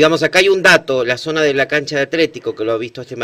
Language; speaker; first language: Spanish; native; Spanish